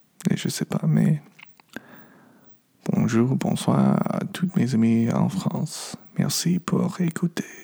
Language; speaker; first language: French; non-native, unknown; English